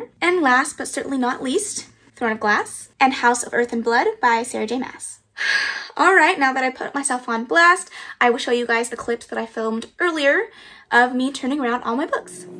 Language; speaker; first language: English; native; English